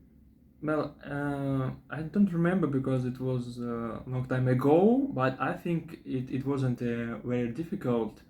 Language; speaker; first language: English; non-native, fluent; Russian